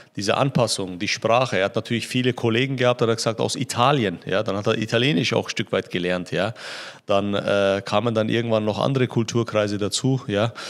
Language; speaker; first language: German; native; German